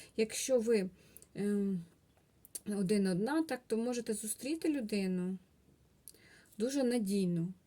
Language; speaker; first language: Ukrainian; non-native, local second language; Russian